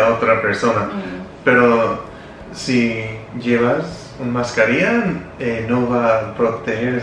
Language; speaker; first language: Spanish; non-native, learner; English